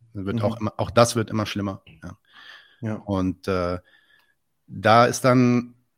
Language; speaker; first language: German; early bilingual, other home language; Arabic